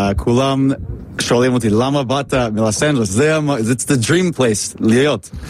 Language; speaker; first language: Hebrew; non-native, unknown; English